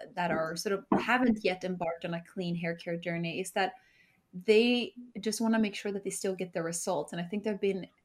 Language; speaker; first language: English; early bilingual, heritage; Spanish